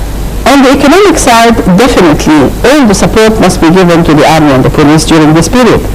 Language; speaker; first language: English; non-native, fluent; Arabic